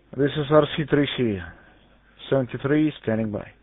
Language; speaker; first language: English; non-native, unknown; Russian